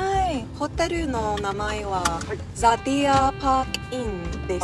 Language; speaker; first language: Japanese; non-native, learner; English